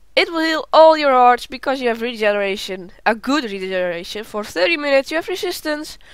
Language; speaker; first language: English; non-native, learner; Dutch